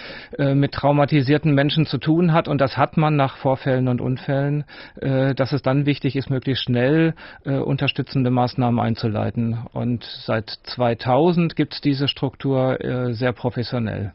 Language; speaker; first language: German; native; German